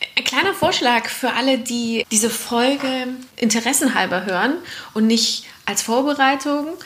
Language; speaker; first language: German; native; German